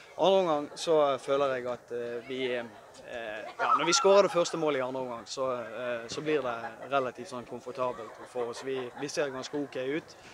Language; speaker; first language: Norwegian; native; Norwegian